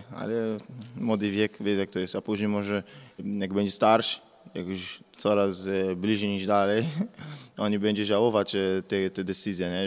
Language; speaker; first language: Polish; non-native, learner; Portuguese